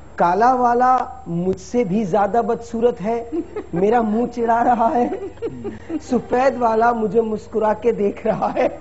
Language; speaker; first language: Urdu; native; Urdu